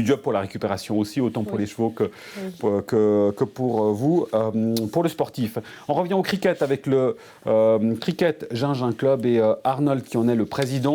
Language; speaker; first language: French; native; French